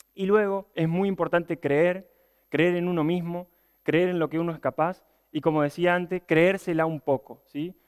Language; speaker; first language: Spanish; native; Spanish